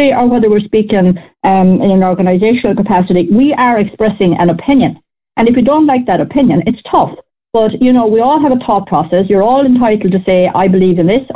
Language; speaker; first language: English; native; English